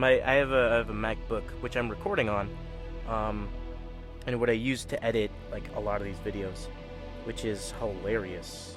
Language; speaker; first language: English; native; English